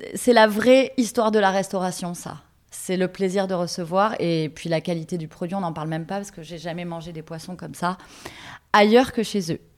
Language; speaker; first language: French; native; French